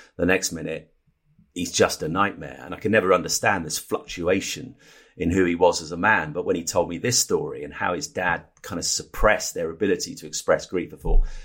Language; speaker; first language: English; native; English